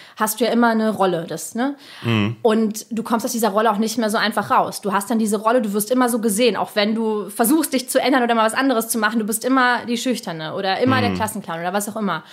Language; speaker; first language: German; early bilingual, other home language; Russian